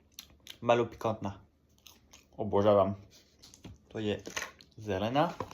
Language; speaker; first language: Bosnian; non-native, learner; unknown